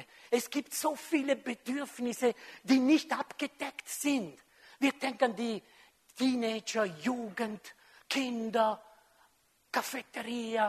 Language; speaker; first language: German; non-native, fluent; French